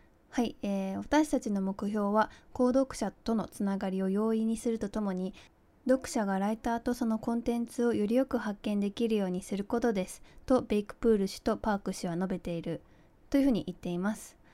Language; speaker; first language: Japanese; early bilingual, heritage; Japanese